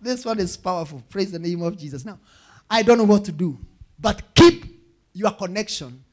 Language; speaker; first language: English; non-native, local second language; Swahili